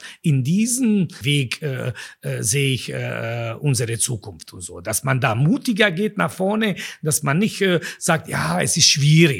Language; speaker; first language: German; non-native, fluent; Bosnian